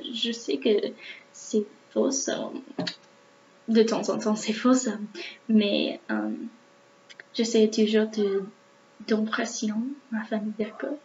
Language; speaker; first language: French; non-native, learner; English